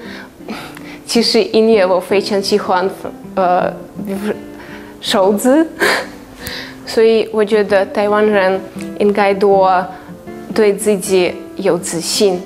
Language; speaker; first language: Chinese; non-native, fluent; Russian